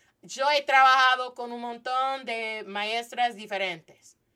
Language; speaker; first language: Spanish; non-native, fluent; English